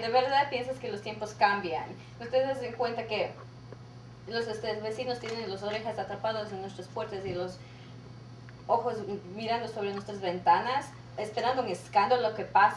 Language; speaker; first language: Spanish; non-native, learner; English